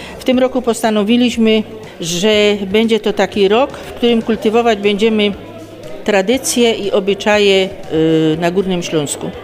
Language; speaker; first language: Polish; native; Polish